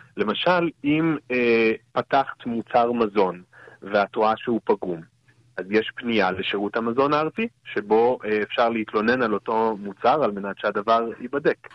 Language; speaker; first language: Hebrew; native; Hebrew